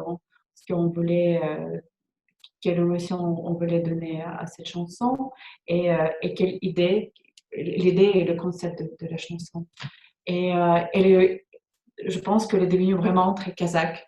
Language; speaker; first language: French; non-native, fluent; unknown